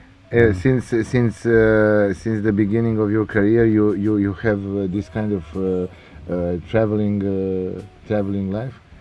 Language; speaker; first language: English; non-native, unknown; Romanian